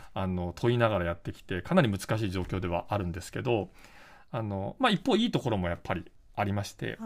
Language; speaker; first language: Japanese; native; Japanese